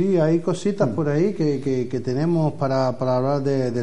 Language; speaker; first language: Spanish; native; Spanish